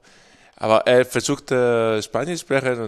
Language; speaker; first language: German; non-native, fluent; Spanish